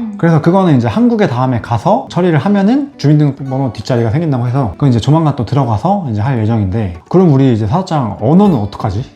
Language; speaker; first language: Korean; native; Korean